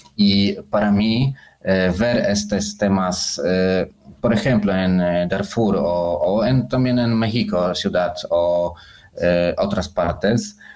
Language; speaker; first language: Spanish; non-native, learner; Polish